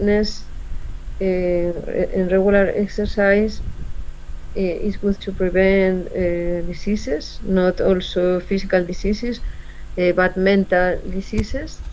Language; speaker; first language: English; non-native, learner; Spanish